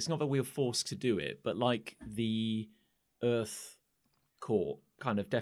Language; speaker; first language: English; native; English